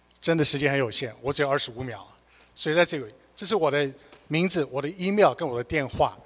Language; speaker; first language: Chinese; native; Chinese